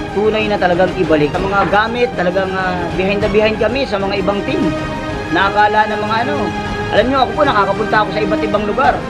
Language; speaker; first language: Filipino; native; Filipino